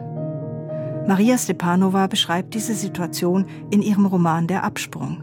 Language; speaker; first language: German; native; German